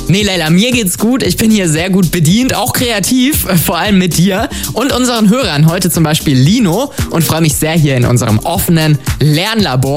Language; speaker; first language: German; native; German